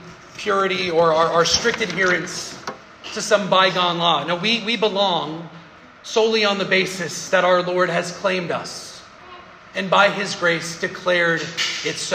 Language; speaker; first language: English; native; English